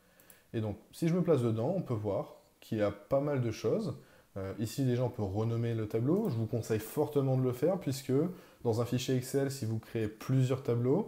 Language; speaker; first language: French; native; French